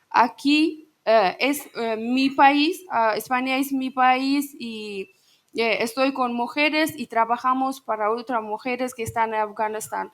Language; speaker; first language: Spanish; non-native, learner; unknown